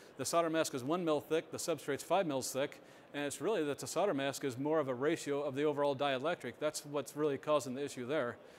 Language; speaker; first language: English; native; English